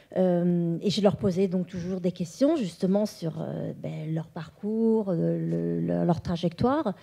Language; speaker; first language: French; non-native, local second language; Vietnamese